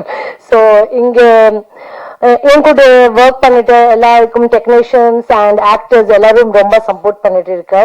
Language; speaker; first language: Tamil; non-native, learner; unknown